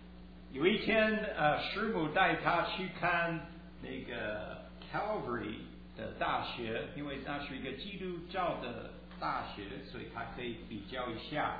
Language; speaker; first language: Chinese; early bilingual, heritage; Chinese